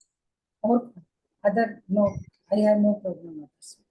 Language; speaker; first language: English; non-native, learner; Hindi